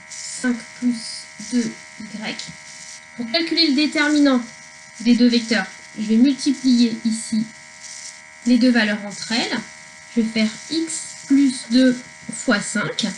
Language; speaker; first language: French; native; French